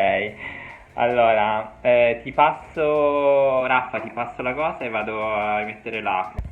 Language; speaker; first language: Italian; native; Italian